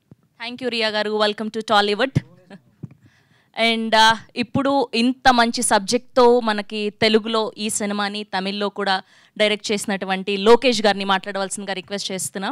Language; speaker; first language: Telugu; native; Telugu